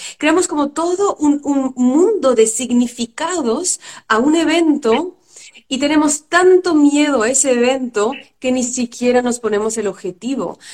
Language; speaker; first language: Spanish; non-native, fluent; French